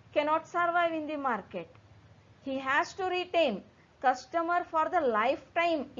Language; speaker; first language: English; non-native, local second language; Kannada